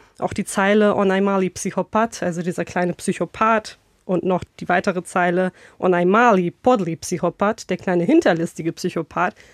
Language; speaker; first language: German; early bilingual, other home language; Bosnian